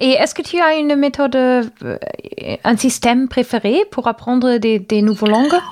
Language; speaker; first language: French; non-native, learner; English